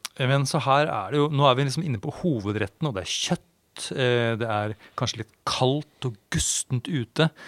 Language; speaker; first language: Norwegian; non-native, fluent; Swedish